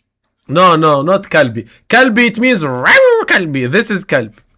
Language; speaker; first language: English; non-native, learner; Arabic